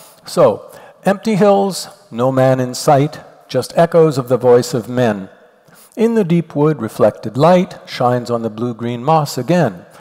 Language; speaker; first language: English; native; English